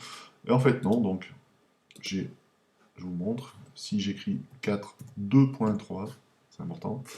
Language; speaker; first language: French; native; French